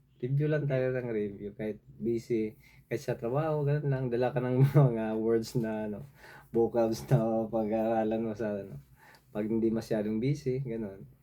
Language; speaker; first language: Filipino; non-native, local second language; Cebuano